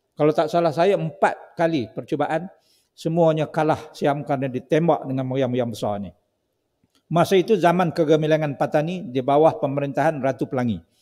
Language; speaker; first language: Malay; native; Malay